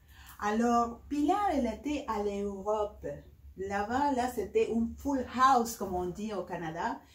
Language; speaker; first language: French; non-native, fluent; Spanish